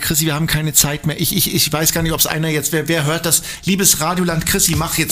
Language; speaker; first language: German; native; German